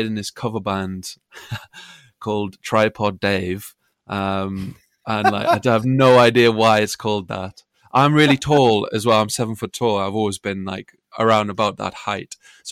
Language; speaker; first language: English; native; English